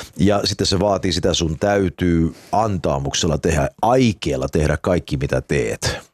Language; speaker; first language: Finnish; early bilingual, heritage; Finnish